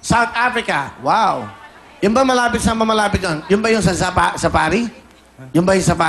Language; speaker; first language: Filipino; non-native, local second language; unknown